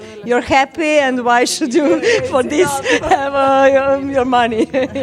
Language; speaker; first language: English; non-native, fluent; Croatian